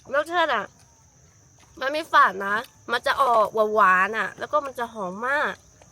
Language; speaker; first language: Thai; non-native, local second language; Lahu